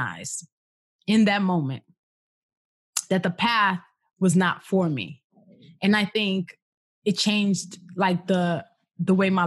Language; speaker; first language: English; non-native, local second language; Yoruba